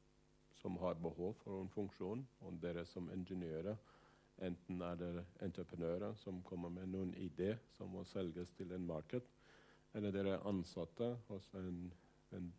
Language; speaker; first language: Norwegian; non-native, fluent; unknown